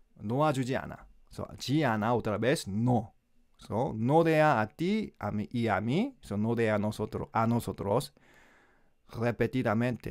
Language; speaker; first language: Spanish; non-native, learner; Korean